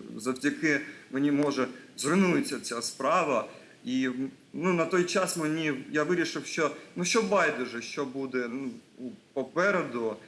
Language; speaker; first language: Ukrainian; non-native, local second language; Russian